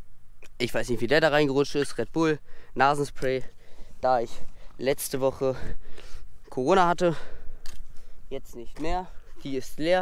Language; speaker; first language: German; native; German